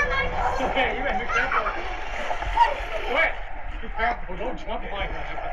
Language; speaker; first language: English; early bilingual, other home language; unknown